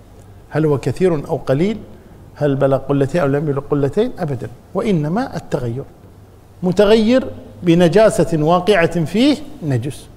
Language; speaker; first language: Arabic; native; Arabic